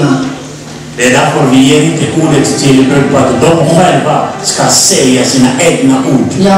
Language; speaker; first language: Swedish; non-native, learner; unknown